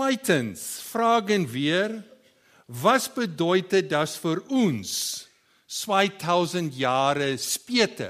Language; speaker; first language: German; non-native, learner; Afrikaans